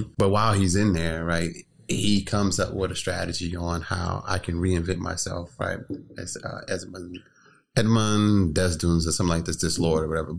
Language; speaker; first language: English; native; English